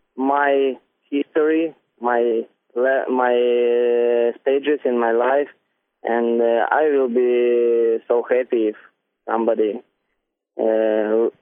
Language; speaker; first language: English; non-native, learner; Ukrainian